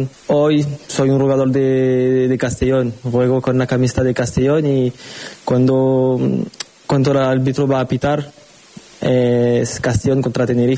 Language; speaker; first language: Spanish; non-native, learner; French